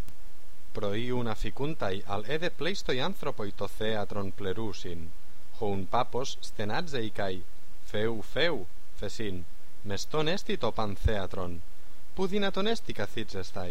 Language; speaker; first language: Greek; non-native, fluent; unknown